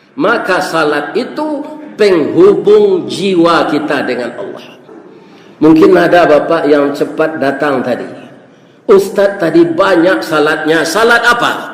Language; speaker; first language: Malay; non-native, local second language; Minangkabau